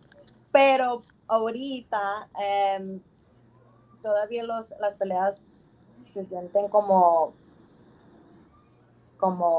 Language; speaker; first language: Spanish; early bilingual, heritage; Spanish